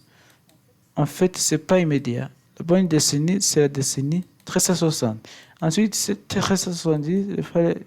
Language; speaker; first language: French; non-native, learner; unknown